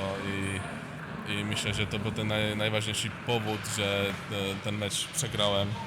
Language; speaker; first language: Polish; non-native, learner; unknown